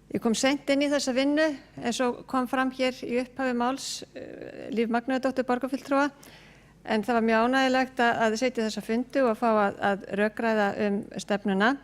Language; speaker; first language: Icelandic; native; Icelandic